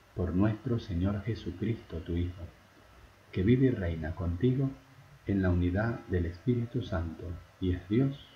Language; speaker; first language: Spanish; native; Spanish